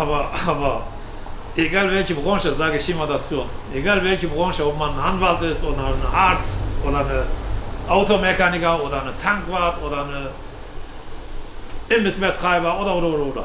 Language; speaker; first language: German; non-native, fluent; Turkish